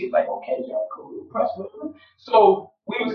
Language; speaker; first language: English; native; English